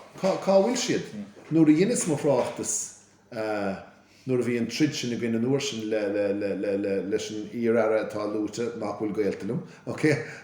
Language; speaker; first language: Irish; native; Irish